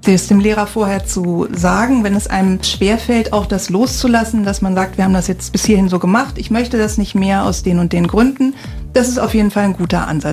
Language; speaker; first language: German; native; German